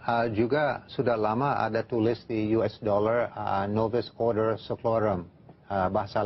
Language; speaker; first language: Indonesian; non-native, fluent; English